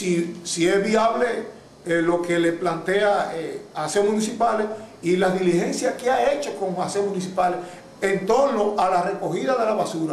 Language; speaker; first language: Spanish; native; Spanish